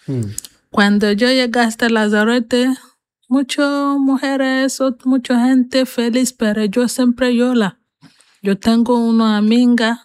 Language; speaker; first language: Spanish; non-native, learner; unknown